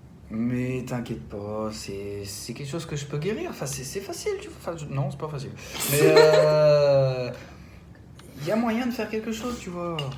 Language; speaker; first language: French; native; French